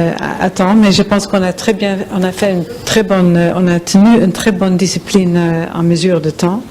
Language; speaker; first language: French; non-native, fluent; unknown